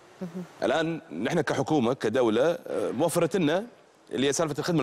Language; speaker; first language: Arabic; native; Arabic